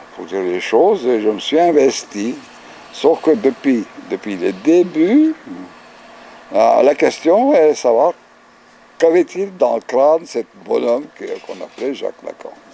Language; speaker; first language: French; non-native, fluent; Bulgarian